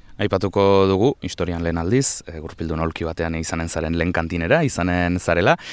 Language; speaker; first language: Basque; native; Basque